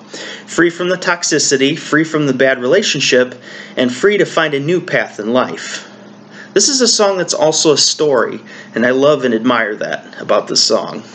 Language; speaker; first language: English; native; English